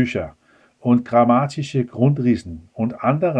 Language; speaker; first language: German; non-native, fluent; Danish